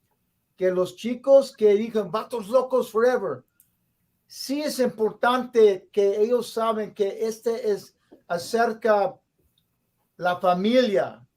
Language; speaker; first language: Spanish; non-native, learner; English